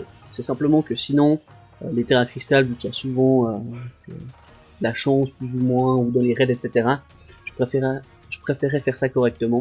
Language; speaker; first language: French; native; French